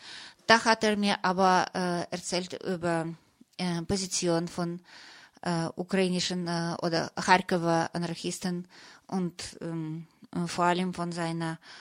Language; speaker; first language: German; non-native, fluent; Russian